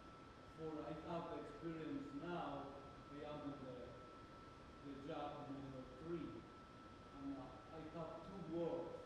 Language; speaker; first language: English; non-native, learner; Spanish